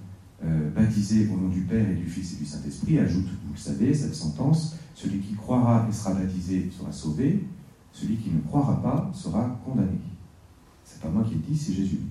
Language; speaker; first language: French; native; French